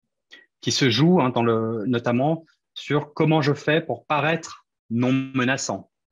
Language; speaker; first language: French; native; French